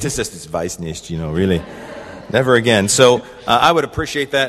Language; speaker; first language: German; non-native, learner; English